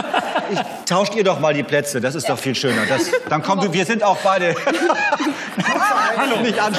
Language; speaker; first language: German; native; German